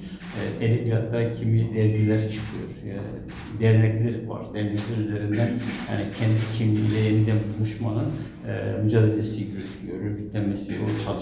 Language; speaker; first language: Turkish; native; Turkish